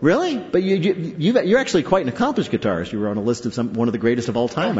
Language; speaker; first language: English; native; English